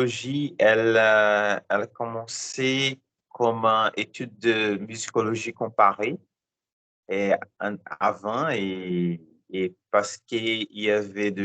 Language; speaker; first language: French; non-native, learner; Portuguese